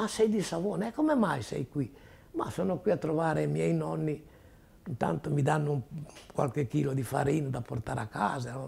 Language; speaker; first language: Italian; native; Italian